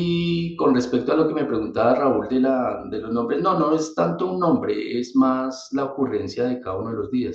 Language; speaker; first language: Spanish; native; Spanish